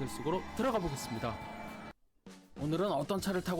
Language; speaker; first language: Korean; native; Korean